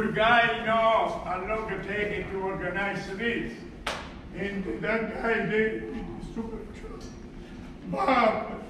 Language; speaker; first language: English; non-native, fluent; French